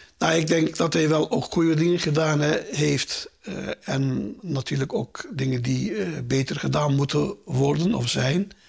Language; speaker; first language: Dutch; early bilingual, other home language; Turkish